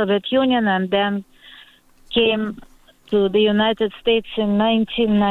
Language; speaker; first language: English; non-native, learner; Russian